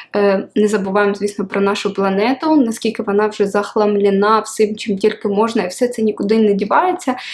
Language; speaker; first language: Ukrainian; non-native, local second language; Russian